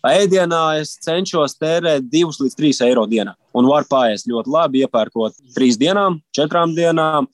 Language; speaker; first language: Latvian; native; Latvian